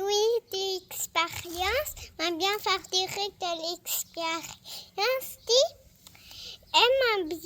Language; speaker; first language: French; early bilingual, heritage; French